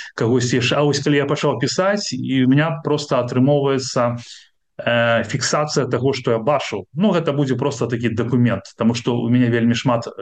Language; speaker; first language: Belarusian; non-native, local second language; Russian